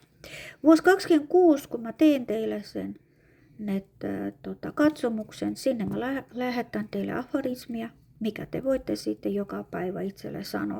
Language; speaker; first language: Finnish; non-native, fluent; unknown